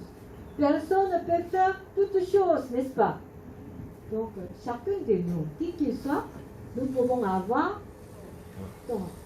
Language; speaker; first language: French; non-native, learner; Korean